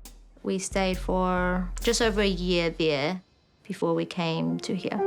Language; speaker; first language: English; early bilingual, other home language; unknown